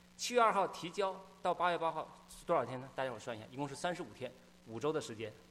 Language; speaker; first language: Chinese; native; Chinese